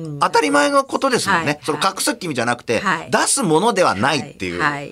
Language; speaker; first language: Japanese; native; Japanese